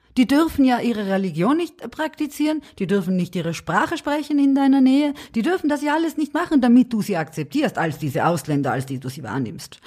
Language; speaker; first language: German; early bilingual, other home language; Serbian